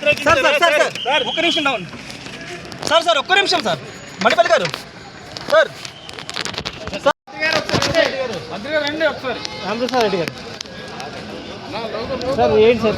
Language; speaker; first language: Telugu; native; Telugu